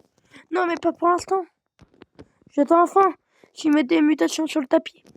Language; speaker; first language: French; native; French